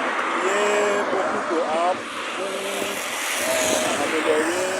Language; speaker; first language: French; non-native, learner; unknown